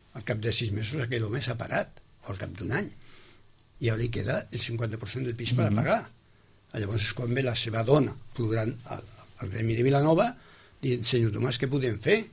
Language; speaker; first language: Catalan; non-native, local second language; Spanish